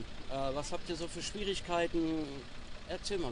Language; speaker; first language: German; native; German